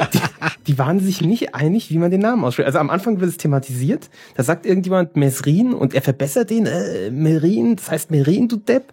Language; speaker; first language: German; native; German